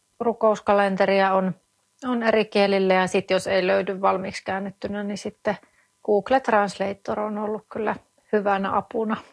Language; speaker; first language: Finnish; native; Finnish